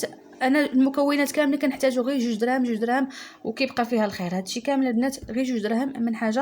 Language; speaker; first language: Arabic; native; Arabic